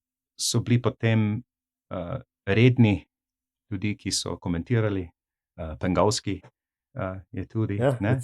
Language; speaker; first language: Slovenian; non-native, fluent; English